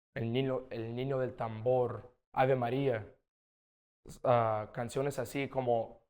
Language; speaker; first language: Spanish; early bilingual, other home language; English